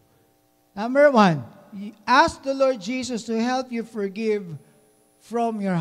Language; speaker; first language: English; non-native, local second language; Filipino